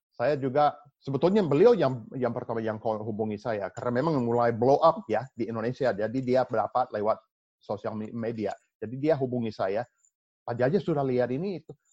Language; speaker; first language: Indonesian; non-native, fluent; English